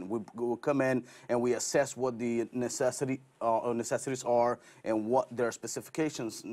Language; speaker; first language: English; non-native, fluent; Portuguese